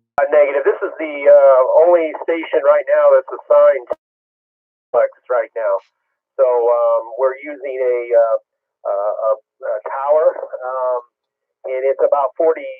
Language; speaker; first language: English; native; English